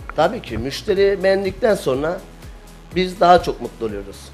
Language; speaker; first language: Turkish; native; Turkish